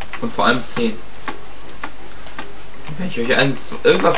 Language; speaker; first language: German; early bilingual, other home language; Turkish